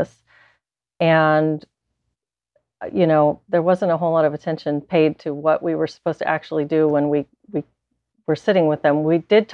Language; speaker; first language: English; native; English